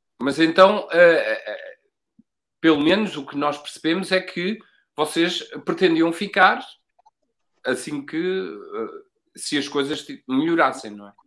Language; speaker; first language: Portuguese; native; Portuguese